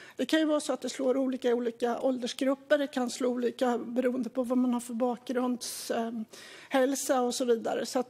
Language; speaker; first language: Swedish; native; Swedish